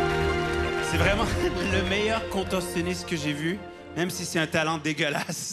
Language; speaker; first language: French; native; French